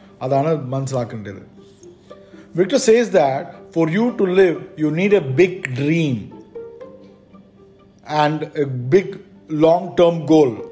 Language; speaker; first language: English; non-native, local second language; Malayalam